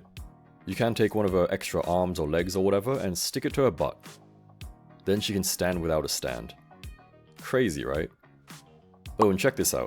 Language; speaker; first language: English; native; English